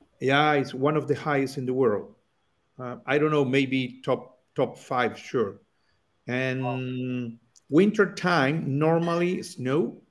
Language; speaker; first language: English; non-native, learner; Spanish